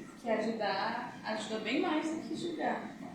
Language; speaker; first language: Portuguese; native; Portuguese